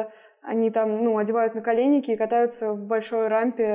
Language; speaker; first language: Russian; native; Russian